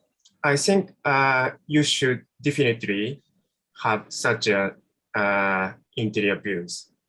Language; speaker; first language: English; non-native, fluent; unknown